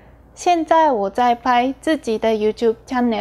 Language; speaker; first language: Chinese; non-native, fluent; Japanese